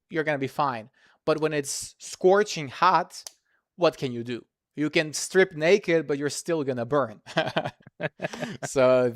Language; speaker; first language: English; non-native, fluent; Serbian